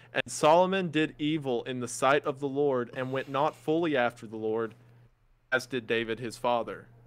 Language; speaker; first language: English; native; English